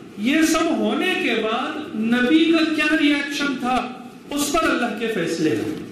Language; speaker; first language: Urdu; native; Urdu